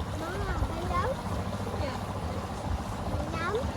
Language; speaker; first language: Dutch; early bilingual, other home language; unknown